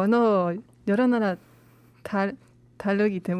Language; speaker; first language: Korean; non-native, learner; Spanish